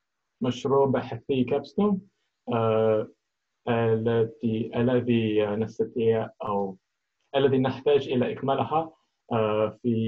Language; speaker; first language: Arabic; non-native, learner; English